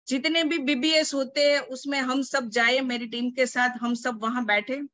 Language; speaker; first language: Hindi; non-native, local second language; Gujarati